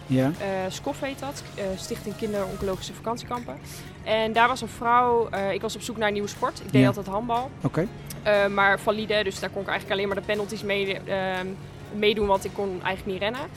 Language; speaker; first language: Dutch; native; Dutch